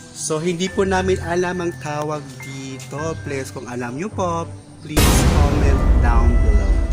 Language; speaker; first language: Filipino; non-native, local second language; Waray